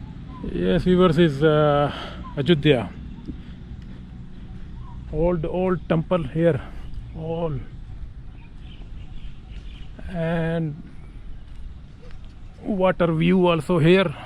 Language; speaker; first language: English; non-native, learner; Urdu